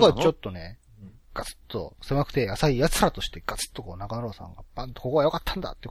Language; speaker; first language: Japanese; native; Japanese